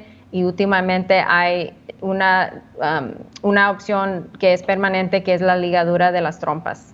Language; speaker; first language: Spanish; early bilingual, heritage; Spanish